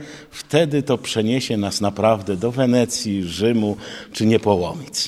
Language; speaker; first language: Polish; native; Polish